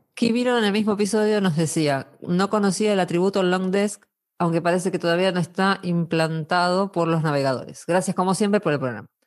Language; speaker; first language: Spanish; native; Spanish